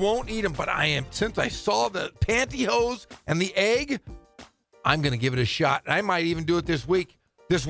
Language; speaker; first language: English; native; English